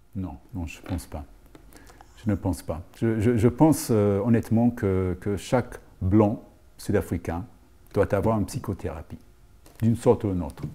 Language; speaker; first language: French; non-native, fluent; English